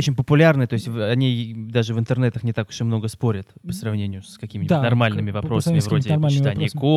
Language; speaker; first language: Russian; native; Russian